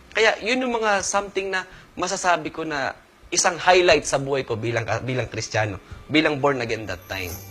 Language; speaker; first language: Filipino; native; Filipino